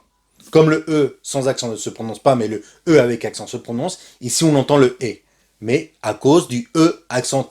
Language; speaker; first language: French; non-native, fluent; Spanish